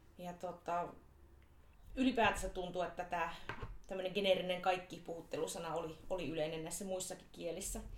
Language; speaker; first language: Finnish; native; Finnish